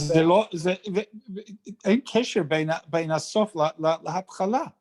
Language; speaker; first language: Hebrew; non-native, fluent; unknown